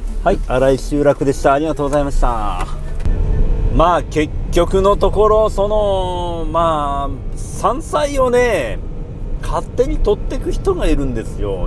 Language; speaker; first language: Japanese; native; Japanese